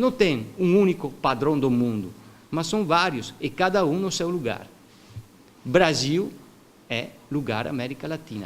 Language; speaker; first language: Portuguese; non-native, fluent; Italian